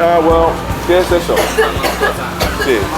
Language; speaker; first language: Spanish; non-native, learner; English